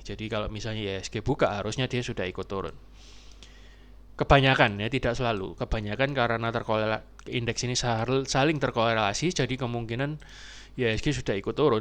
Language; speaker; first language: Indonesian; native; Indonesian